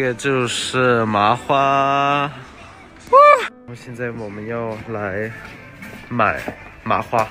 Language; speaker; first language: Chinese; non-native, fluent; Thai